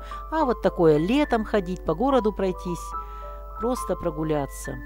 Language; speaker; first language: Russian; native; Russian